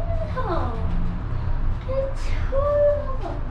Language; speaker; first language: Spanish; early bilingual, other home language; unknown